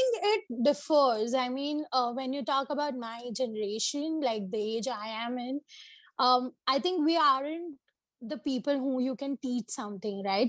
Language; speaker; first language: English; non-native, local second language; Hindi